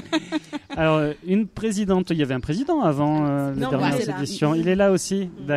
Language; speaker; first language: French; native; French